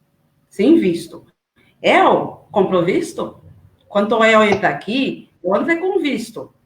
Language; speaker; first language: Portuguese; non-native, learner; Haitian Creole